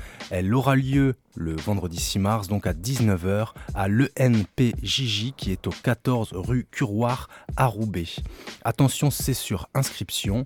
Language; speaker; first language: French; native; French